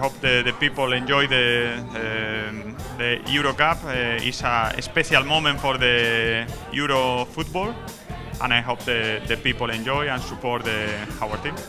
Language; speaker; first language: English; non-native, learner; Spanish